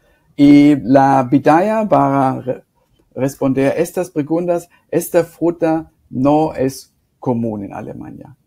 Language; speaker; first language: Spanish; non-native, fluent; German